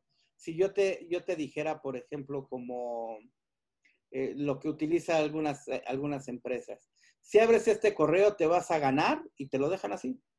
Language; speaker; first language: Spanish; native; Spanish